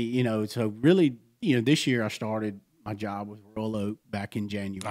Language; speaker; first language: English; native; English